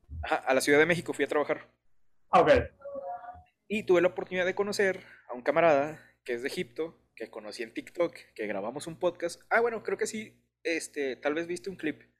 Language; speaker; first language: Spanish; native; Spanish